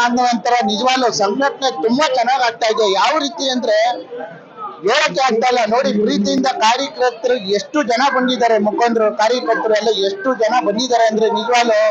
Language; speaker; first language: Kannada; native; Kannada